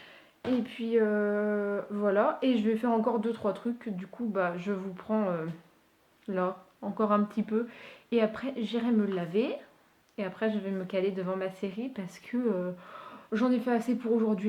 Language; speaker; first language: French; native; French